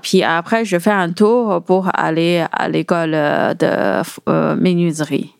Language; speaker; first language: French; non-native, fluent; Chinese